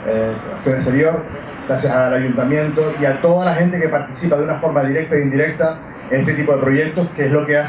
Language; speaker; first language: Spanish; native; Spanish